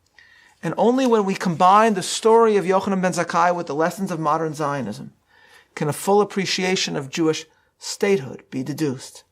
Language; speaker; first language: English; native; English